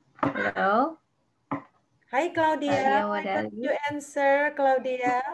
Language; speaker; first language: English; non-native, fluent; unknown